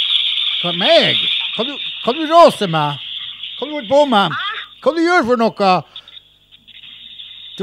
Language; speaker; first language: Norwegian; native; Norwegian